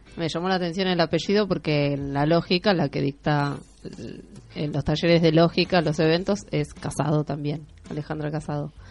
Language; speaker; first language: Spanish; native; Spanish